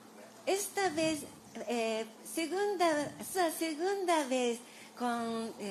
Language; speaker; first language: Portuguese; non-native, learner; Japanese